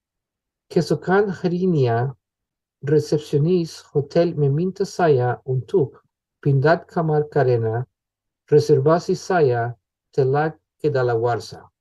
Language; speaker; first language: Indonesian; non-native, learner; English